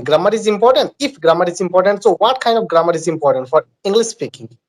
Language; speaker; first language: English; non-native, learner; Bangla